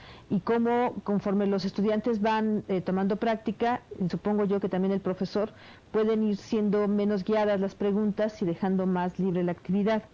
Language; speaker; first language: Spanish; native; Spanish